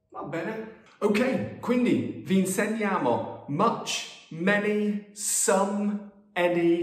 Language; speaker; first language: Italian; non-native, fluent; English